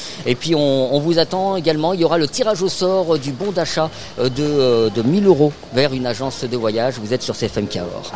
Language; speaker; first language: French; native; French